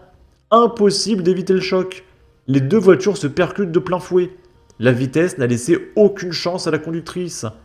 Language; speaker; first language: French; native; French